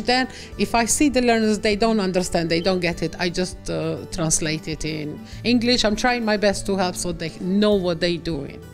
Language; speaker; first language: English; non-native, fluent; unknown